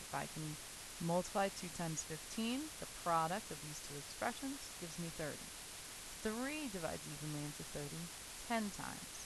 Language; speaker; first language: English; native; English